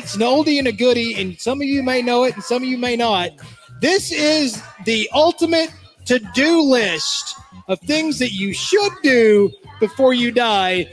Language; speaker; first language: English; native; English